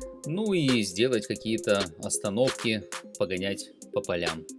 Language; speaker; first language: Russian; native; Russian